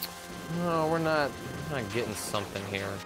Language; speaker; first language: English; native; English